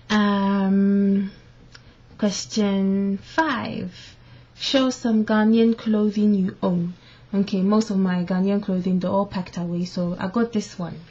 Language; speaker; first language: English; non-native, local second language; Akan